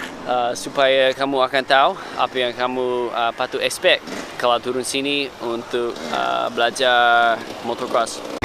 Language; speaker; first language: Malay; non-native, fluent; English